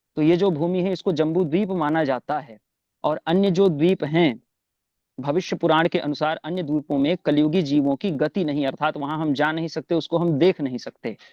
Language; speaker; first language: Hindi; native; Hindi